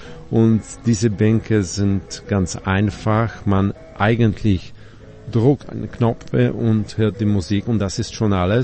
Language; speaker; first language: German; non-native, fluent; Polish